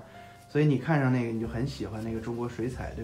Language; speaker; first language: Chinese; native; Chinese